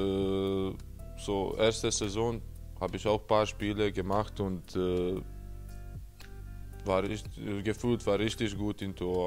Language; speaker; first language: German; non-native, fluent; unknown